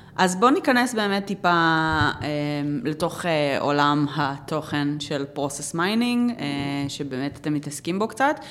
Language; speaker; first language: Hebrew; native; Hebrew